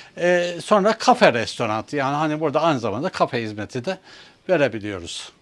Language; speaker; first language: Turkish; native; Turkish